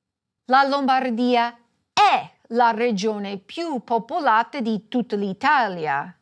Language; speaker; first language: Italian; non-native, fluent; English